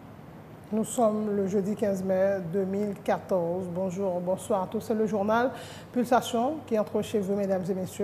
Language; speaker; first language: French; non-native, local second language; Haitian Creole